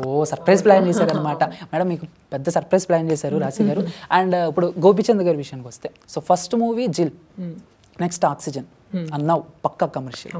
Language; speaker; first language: Telugu; native; Telugu